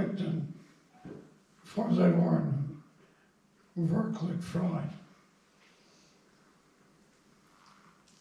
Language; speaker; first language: Dutch; non-native, fluent; English